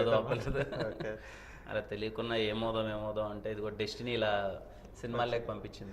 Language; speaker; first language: Telugu; native; Telugu